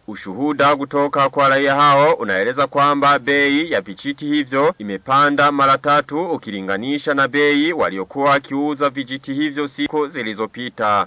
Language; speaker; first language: Swahili; non-native, local second language; Rundi